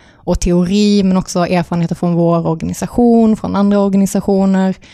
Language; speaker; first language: Swedish; native; Swedish